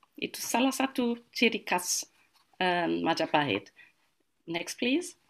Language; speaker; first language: Indonesian; non-native, fluent; German